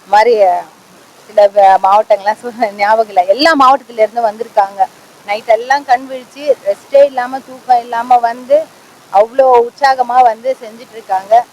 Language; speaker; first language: Tamil; non-native, local second language; Telugu